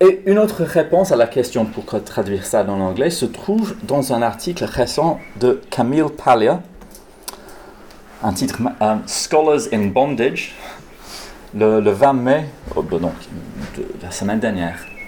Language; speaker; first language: French; non-native, fluent; English